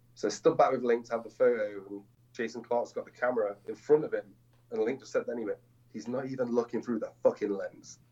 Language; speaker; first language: English; native; English